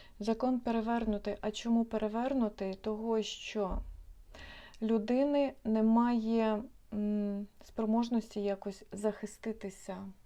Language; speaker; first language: Ukrainian; non-native, local second language; Russian